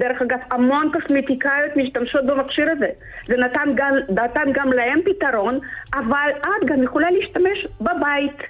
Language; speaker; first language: Hebrew; non-native, fluent; Russian